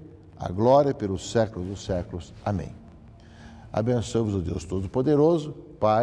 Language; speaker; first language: Portuguese; native; Portuguese